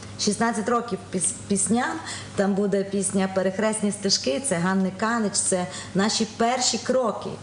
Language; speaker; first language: Ukrainian; native; Ukrainian